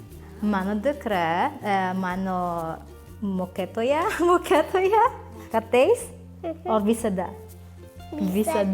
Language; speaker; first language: Lithuanian; non-native, learner; Cebuano